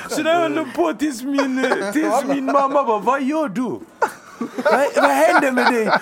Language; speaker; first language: Swedish; native; Swedish